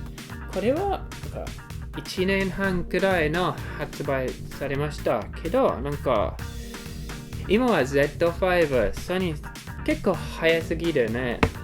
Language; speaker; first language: Japanese; non-native, learner; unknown